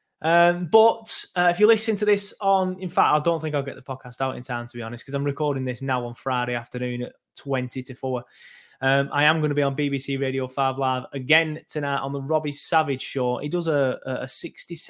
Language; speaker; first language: English; native; English